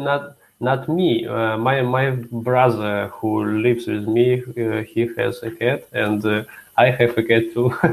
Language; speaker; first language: English; non-native, learner; Russian